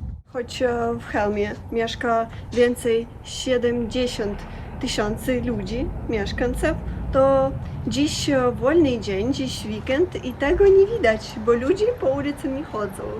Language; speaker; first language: Polish; non-native, learner; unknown